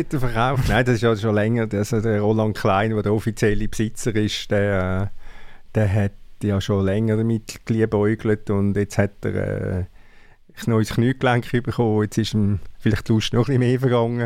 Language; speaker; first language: German; native; German